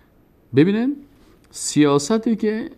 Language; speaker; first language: Persian; native; Persian